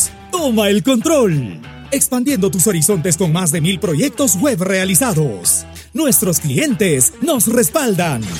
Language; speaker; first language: Spanish; native; Spanish